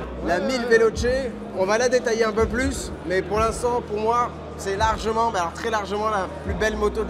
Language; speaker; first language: French; native; French